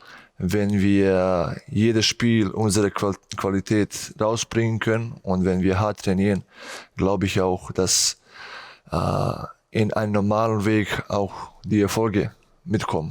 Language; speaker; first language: German; non-native, fluent; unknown